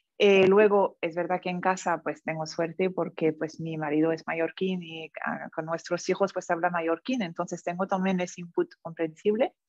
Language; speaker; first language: Spanish; non-native, fluent; French